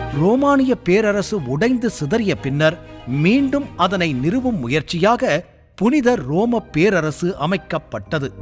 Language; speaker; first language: Tamil; native; Tamil